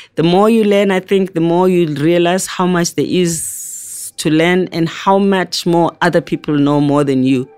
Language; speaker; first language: English; non-native, local second language; Zulu